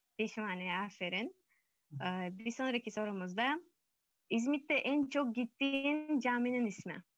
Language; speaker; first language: Turkish; non-native, fluent; Uzbek